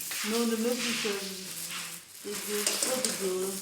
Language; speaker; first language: French; native; French